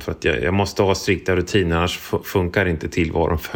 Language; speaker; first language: Swedish; native; Swedish